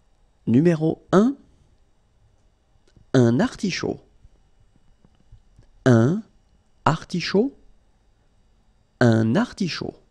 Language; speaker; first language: French; native; French